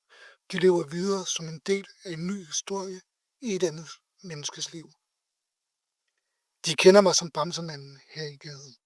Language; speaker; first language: Danish; native; Danish